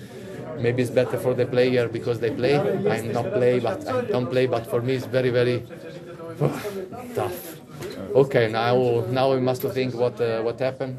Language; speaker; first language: English; non-native, fluent; Italian